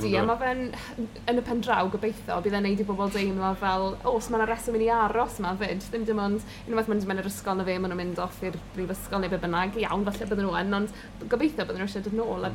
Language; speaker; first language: Welsh; native; Welsh